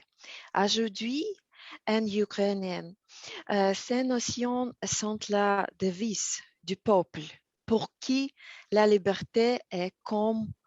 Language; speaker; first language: French; non-native, learner; Russian